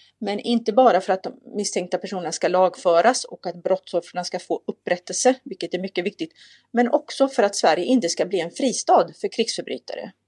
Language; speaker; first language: Swedish; native; Swedish